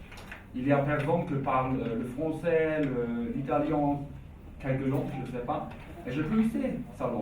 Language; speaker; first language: French; non-native, learner; German